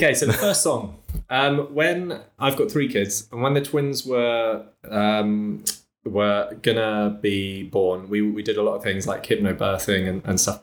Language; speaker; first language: English; native; English